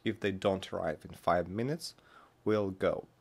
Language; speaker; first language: English; non-native, fluent; Russian